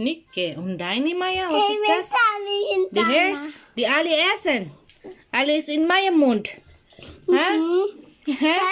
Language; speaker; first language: German; non-native, learner; Cebuano